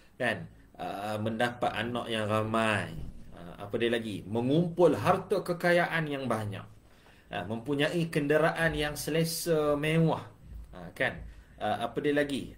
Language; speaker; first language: Malay; native; Malay